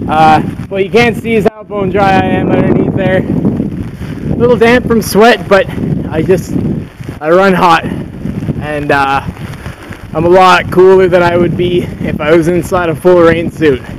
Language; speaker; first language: English; native; English